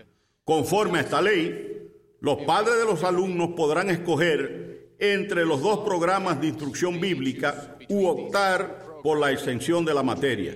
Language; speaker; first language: Spanish; native; Spanish